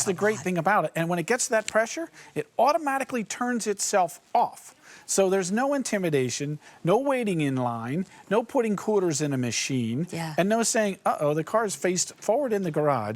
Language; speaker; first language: English; native; English